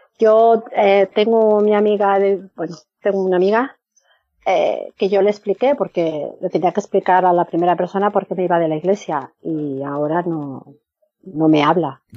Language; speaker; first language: Spanish; native; Spanish